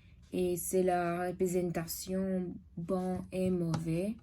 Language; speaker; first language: French; non-native, learner; English